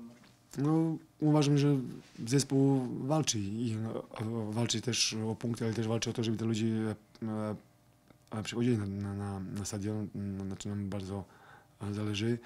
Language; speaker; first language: Polish; non-native, fluent; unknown